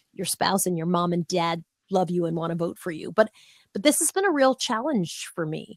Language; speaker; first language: English; native; English